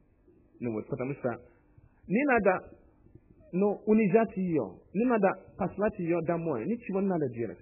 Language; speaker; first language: Russian; non-native, learner; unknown